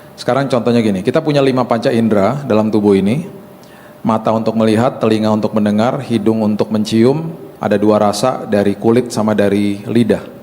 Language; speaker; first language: Indonesian; native; Indonesian